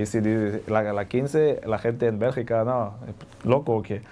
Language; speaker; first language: Spanish; non-native, learner; French